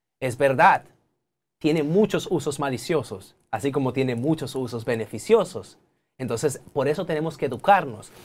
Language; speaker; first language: Spanish; native; Spanish